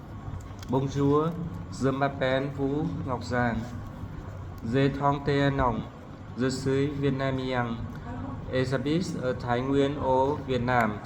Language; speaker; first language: French; non-native, learner; Vietnamese